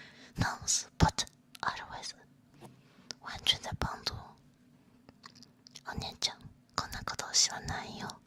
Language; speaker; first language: Japanese; non-native, learner; Chinese